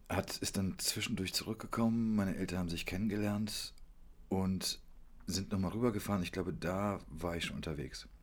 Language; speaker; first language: German; early bilingual, other home language; Polish